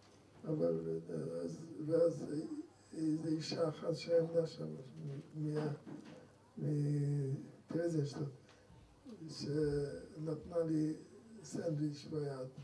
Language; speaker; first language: Hebrew; non-native, fluent; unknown